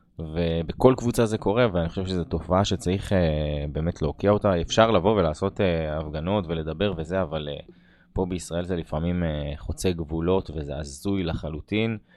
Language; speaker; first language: Hebrew; native; Hebrew